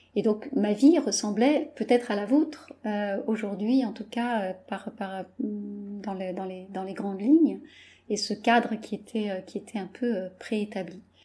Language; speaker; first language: French; native; French